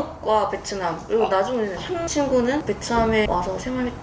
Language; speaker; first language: Korean; non-native, fluent; Vietnamese